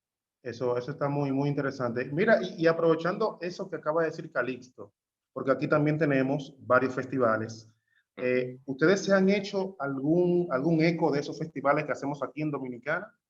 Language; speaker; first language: Spanish; native; Spanish